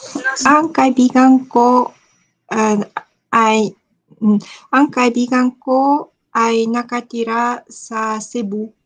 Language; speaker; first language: Filipino; non-native, learner; Japanese